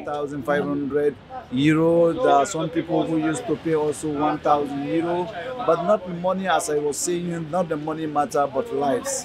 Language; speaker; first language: English; non-native, learner; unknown